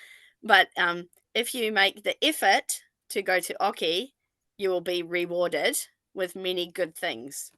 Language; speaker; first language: English; non-native, fluent; Japanese